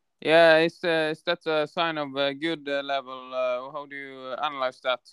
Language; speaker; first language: English; non-native, fluent; Norwegian